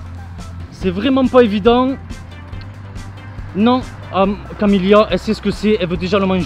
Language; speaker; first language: French; native; French